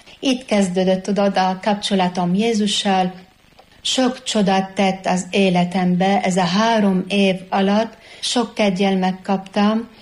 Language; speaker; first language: Hungarian; non-native, fluent; Arabic